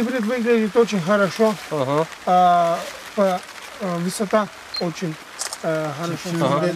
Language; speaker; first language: Russian; non-native, fluent; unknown